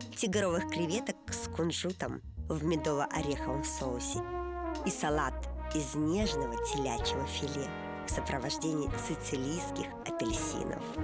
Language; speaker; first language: Russian; native; Russian